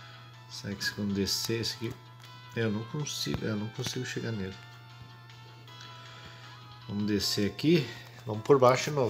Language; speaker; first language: Portuguese; native; Portuguese